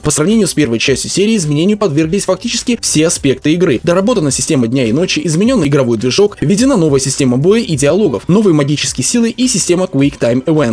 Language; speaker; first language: Russian; native; Russian